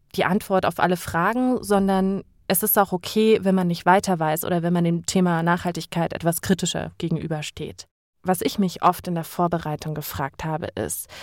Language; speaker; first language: German; native; German